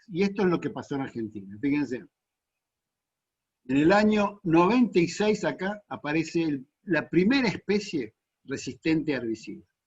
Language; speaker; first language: Spanish; native; Spanish